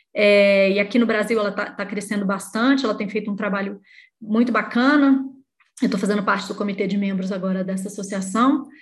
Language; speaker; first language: Portuguese; native; Portuguese